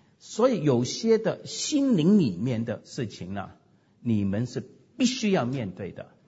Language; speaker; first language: Chinese; non-native, local second language; Cantonese